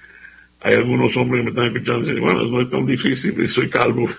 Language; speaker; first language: Spanish; native; Spanish